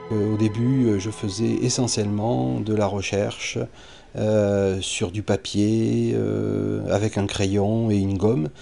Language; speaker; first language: French; native; French